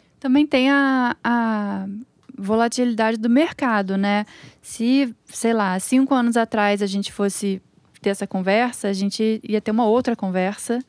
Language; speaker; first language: Portuguese; native; Portuguese